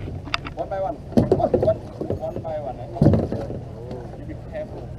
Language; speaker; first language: English; non-native, learner; Vietnamese